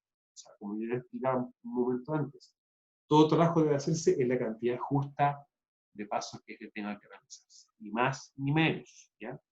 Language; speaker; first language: Spanish; native; Spanish